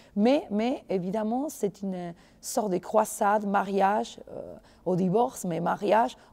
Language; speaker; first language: French; non-native, fluent; Spanish